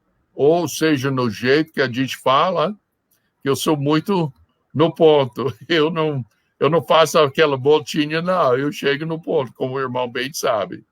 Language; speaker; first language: Portuguese; non-native, fluent; English